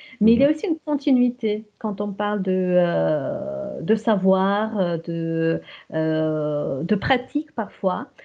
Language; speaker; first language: French; non-native, fluent; Romanian